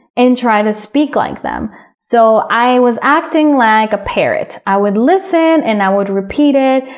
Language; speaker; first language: English; early bilingual, other home language; Spanish